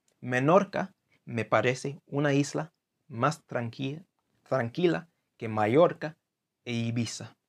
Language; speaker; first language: Spanish; non-native, fluent; English